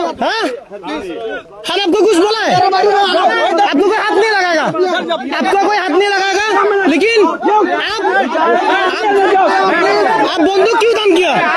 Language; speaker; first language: Hindi; non-native, learner; Bangla